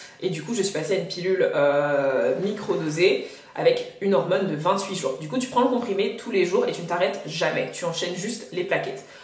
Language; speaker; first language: French; native; French